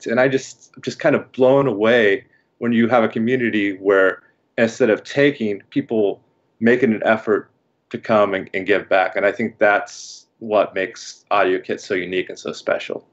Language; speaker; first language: English; native; English